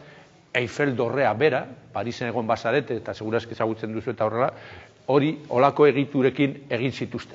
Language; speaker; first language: Basque; native; Basque